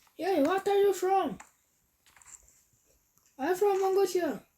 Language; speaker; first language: English; non-native, learner; Mongolian